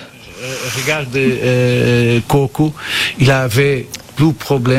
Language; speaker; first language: French; non-native, learner; Portuguese